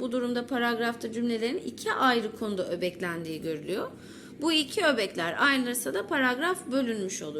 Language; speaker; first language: Turkish; native; Turkish